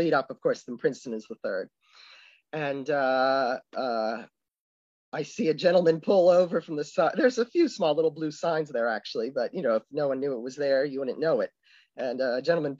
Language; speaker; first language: English; native; English